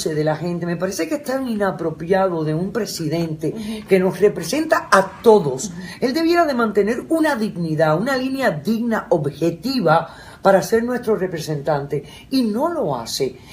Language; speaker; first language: Spanish; early bilingual, heritage; Spanish